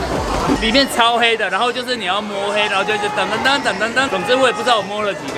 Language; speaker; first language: Chinese; native; Chinese